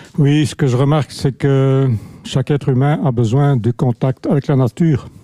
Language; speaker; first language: French; native; French